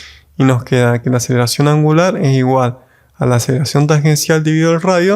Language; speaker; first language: Spanish; native; Spanish